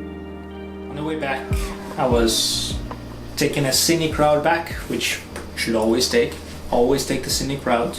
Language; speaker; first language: English; non-native, fluent; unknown